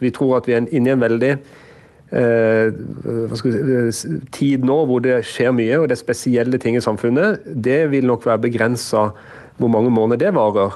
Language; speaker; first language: Norwegian; native; Norwegian